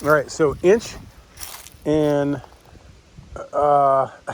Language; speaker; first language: English; native; English